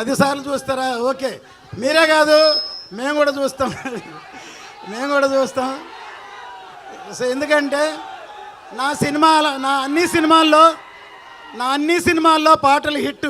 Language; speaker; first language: Telugu; native; Telugu